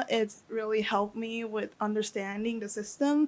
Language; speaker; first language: English; non-native, fluent; Thai